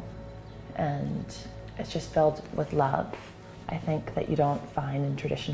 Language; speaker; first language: English; native; English